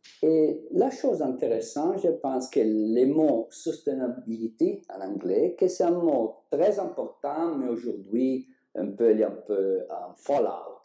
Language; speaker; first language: French; non-native, learner; Italian